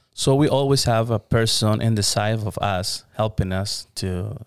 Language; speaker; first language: English; non-native, learner; Spanish